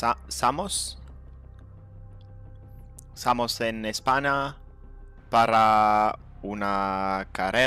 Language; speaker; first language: Spanish; non-native, learner; French